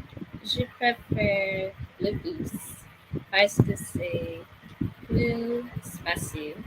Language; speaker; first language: French; non-native, learner; English